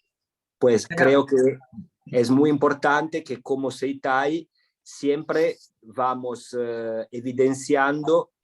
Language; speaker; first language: Spanish; non-native, fluent; Italian